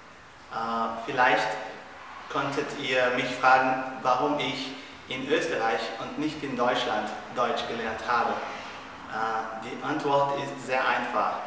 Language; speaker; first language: German; non-native, learner; Portuguese